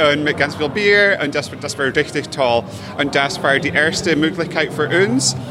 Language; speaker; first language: German; non-native, fluent; English